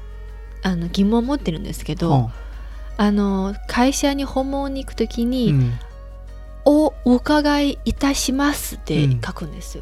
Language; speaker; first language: Japanese; non-native, fluent; Chinese